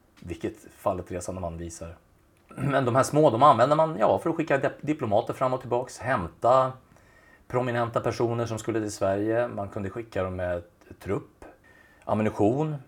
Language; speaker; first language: Swedish; native; Swedish